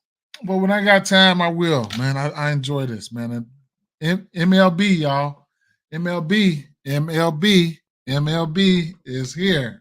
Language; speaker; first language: English; native; English